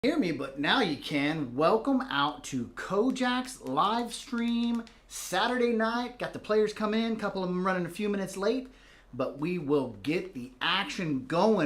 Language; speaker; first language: English; native; English